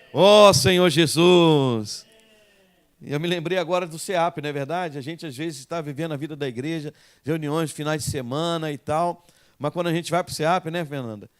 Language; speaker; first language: Portuguese; native; Portuguese